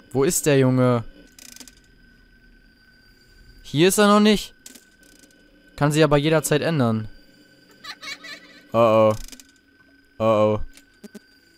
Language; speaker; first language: German; native; German